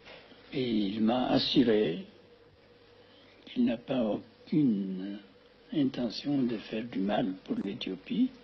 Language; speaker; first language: French; non-native, fluent; Amharic